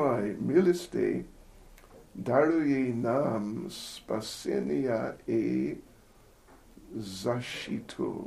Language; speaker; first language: Russian; non-native, fluent; English